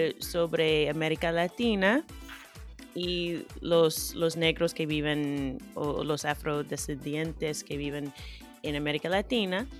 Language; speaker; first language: Spanish; non-native, fluent; English